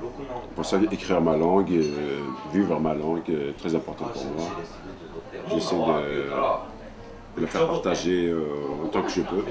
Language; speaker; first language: French; non-native, local second language; Kabyle